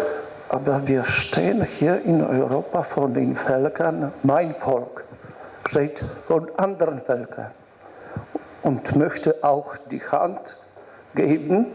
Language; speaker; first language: German; non-native, fluent; Polish